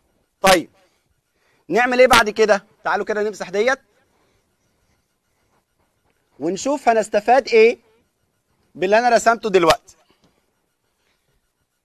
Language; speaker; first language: Arabic; native; Arabic